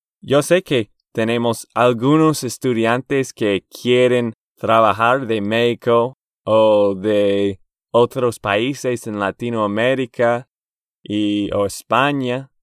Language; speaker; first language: Spanish; non-native, fluent; English